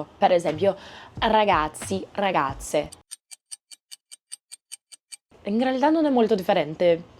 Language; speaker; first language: Italian; non-native, learner; Portuguese